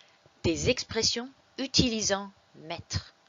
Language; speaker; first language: French; non-native, fluent; English